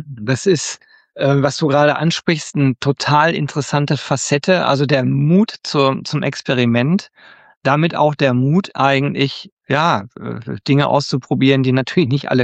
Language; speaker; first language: German; native; German